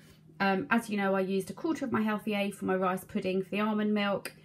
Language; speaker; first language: English; native; English